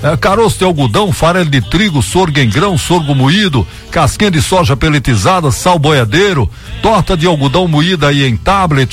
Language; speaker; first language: Portuguese; native; Portuguese